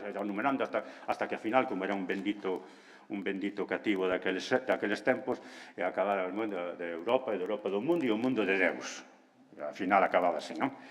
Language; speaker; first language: Galician; non-native, local second language; Spanish